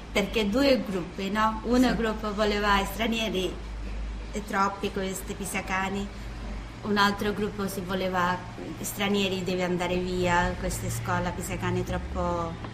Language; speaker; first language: Italian; non-native, learner; Bangla